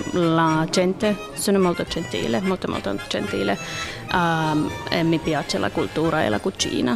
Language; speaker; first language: Italian; non-native, learner; Finnish